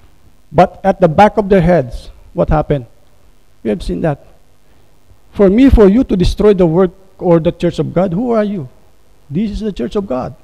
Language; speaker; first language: English; non-native, local second language; Filipino